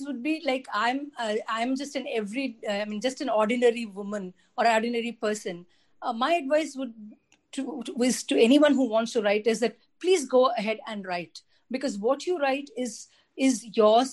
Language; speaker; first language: English; non-native, local second language; Tamil